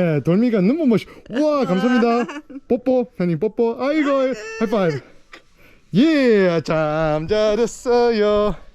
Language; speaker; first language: Korean; early bilingual, heritage; English